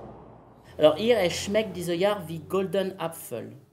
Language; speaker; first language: German; non-native, learner; French